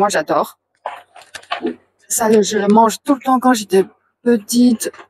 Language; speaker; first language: French; non-native, fluent; Chinese